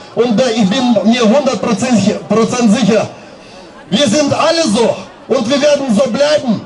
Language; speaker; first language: German; non-native, fluent; Russian